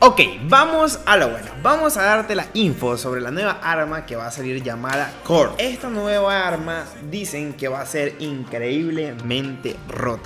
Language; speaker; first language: Spanish; native; Spanish